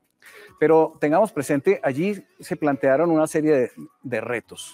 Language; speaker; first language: Spanish; native; Spanish